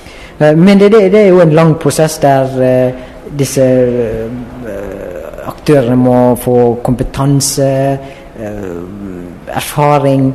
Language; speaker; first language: Norwegian; non-native, fluent; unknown